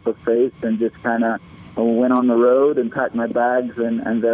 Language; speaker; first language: English; native; English